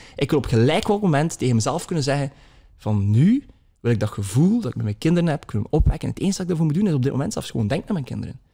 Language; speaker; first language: Dutch; native; Dutch